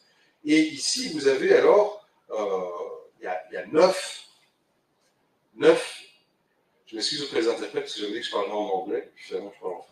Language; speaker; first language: French; native; French